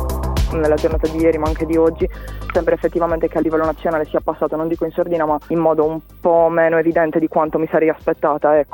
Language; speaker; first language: Italian; native; Italian